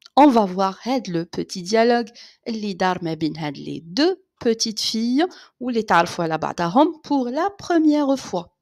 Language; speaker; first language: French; non-native, local second language; Arabic